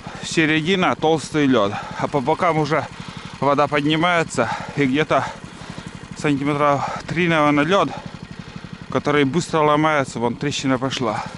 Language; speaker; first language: Russian; native; Russian